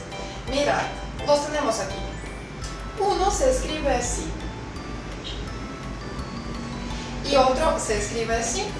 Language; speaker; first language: Spanish; non-native, fluent; Russian